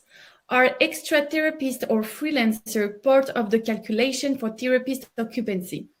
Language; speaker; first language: English; non-native, fluent; French